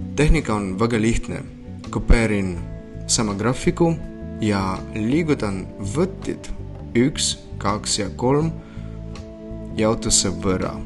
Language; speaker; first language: Estonian; non-native, learner; Belarusian